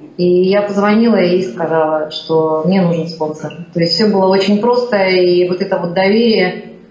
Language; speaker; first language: Russian; native; Russian